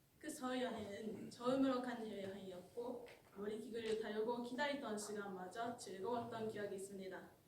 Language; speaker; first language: Korean; non-native, fluent; Japanese